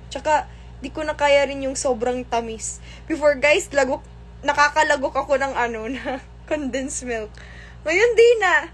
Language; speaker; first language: Filipino; non-native, local second language; Cebuano